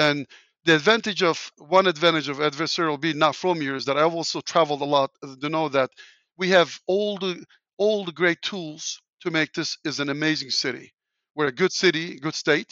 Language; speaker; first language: English; non-native, fluent; Turkish